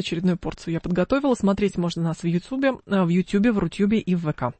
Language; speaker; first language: Russian; native; Russian